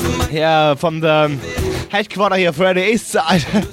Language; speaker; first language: English; non-native, fluent; German